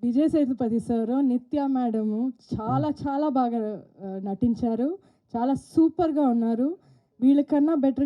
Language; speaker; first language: Telugu; non-native, fluent; Malayalam